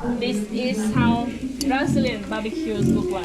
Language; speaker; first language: English; non-native, learner; Thai